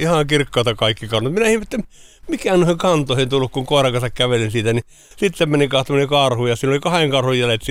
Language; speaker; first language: Finnish; native; Finnish